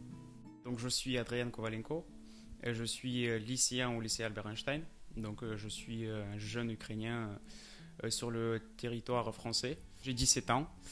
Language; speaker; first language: French; non-native, fluent; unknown